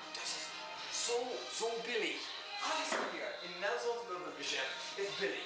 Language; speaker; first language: German; non-native, learner; English